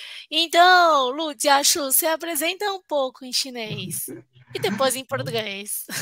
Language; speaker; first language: Portuguese; non-native, fluent; Chinese